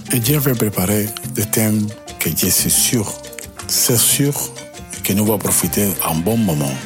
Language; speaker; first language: French; non-native, learner; Spanish